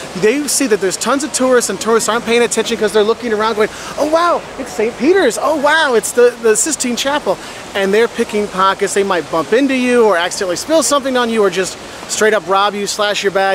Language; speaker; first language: English; native; English